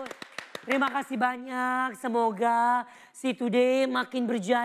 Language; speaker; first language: Indonesian; non-native, fluent; Thai